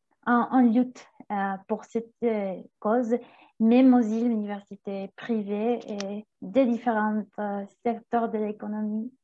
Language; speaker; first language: French; non-native, fluent; Spanish